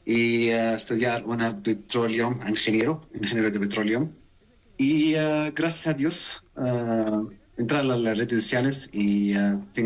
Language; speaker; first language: Spanish; non-native, learner; Arabic